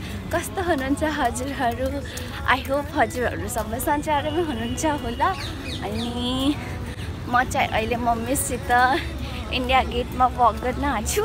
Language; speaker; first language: Nepali; early bilingual, heritage; Hindi